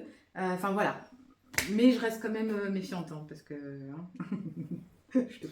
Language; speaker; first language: French; native; French